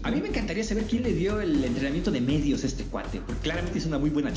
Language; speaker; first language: Spanish; native; Spanish